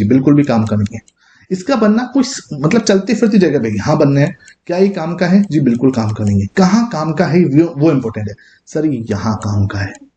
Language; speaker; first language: Hindi; native; Hindi